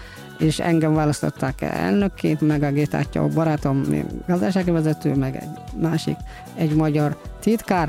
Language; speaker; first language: Hungarian; non-native, fluent; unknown